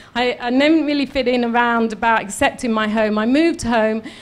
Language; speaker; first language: English; native; English